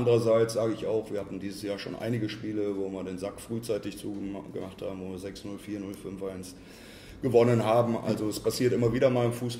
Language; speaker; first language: German; native; German